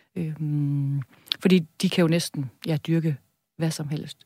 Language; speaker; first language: Danish; native; Danish